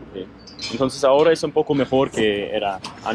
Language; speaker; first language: Spanish; non-native, learner; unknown